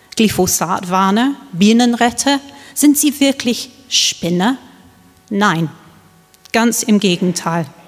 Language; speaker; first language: German; non-native, fluent; English